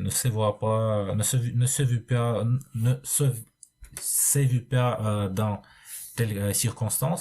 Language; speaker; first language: French; non-native, fluent; Russian